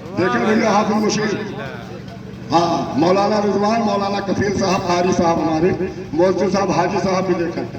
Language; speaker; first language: Urdu; native; Urdu